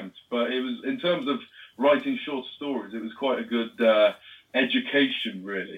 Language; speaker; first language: English; native; English